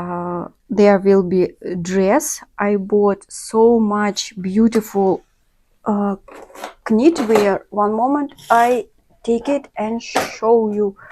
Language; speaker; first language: English; non-native, learner; Russian